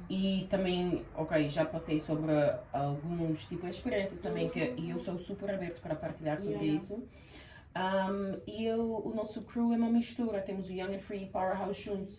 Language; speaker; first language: Portuguese; early bilingual, heritage; Portuguese